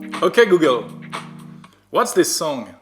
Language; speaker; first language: English; non-native, fluent; French